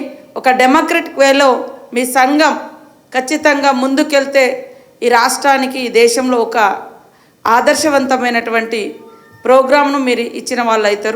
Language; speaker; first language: Telugu; native; Telugu